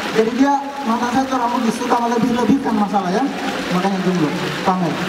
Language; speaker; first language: Indonesian; non-native, local second language; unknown